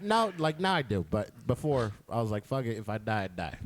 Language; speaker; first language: English; native; English